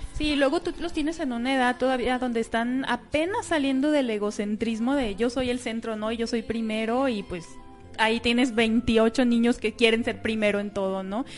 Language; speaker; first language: Spanish; native; Spanish